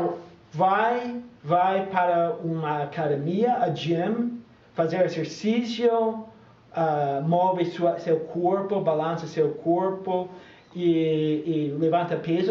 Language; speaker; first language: Portuguese; non-native, fluent; English